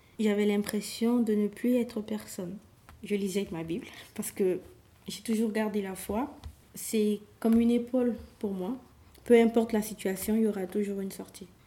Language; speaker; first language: French; non-native, local second language; Sango